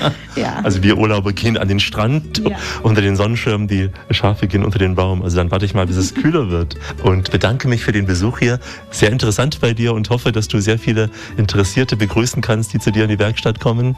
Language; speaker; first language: German; native; German